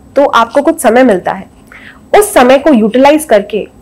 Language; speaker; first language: Hindi; native; Hindi